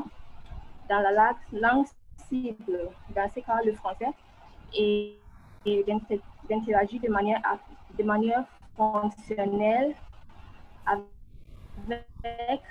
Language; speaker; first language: French; non-native, fluent; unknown